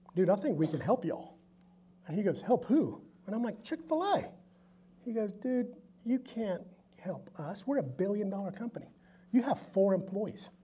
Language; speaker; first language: English; early bilingual, other home language; Spanish